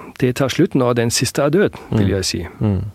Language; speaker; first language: Norwegian; early bilingual, heritage; German